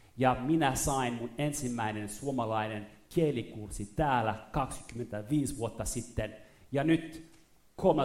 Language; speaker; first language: Finnish; non-native, fluent; French